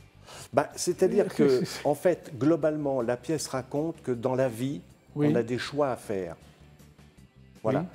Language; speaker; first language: French; native; French